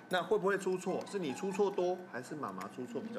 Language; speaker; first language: Chinese; native; Chinese